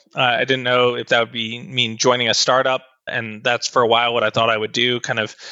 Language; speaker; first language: English; native; English